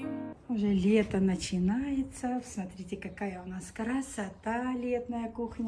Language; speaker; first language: Russian; non-native, local second language; Armenian